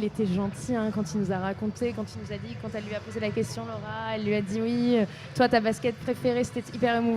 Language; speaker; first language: French; native; French